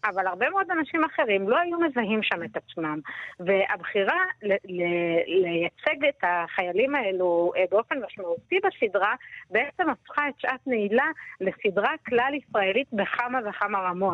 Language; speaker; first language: Hebrew; native; Hebrew